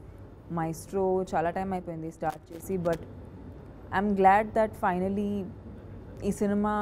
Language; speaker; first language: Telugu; non-native, fluent; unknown